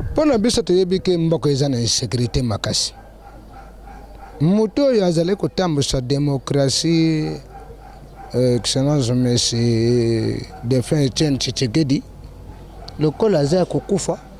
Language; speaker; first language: Lingala; non-native, local second language; Kongo